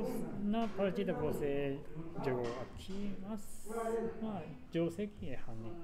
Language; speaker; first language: Portuguese; non-native, learner; Japanese